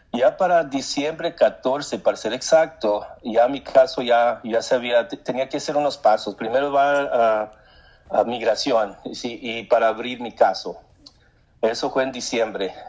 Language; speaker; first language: Spanish; early bilingual, heritage; Spanish